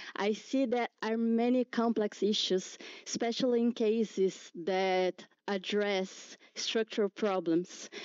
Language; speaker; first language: English; non-native, fluent; Portuguese